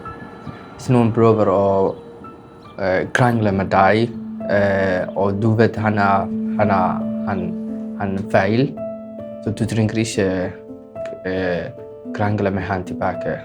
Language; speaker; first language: Norwegian; non-native, learner; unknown